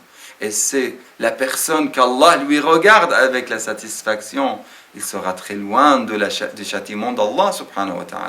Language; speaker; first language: French; non-native, fluent; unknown